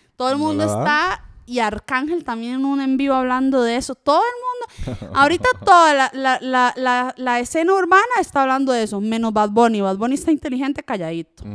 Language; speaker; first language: Spanish; early bilingual, other home language; French